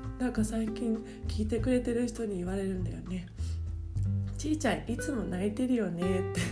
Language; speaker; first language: Japanese; native; Japanese